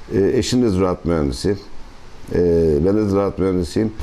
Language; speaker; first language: Turkish; native; Turkish